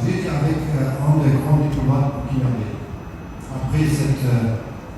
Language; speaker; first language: French; non-native, fluent; German